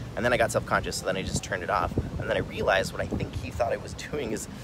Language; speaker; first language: English; native; English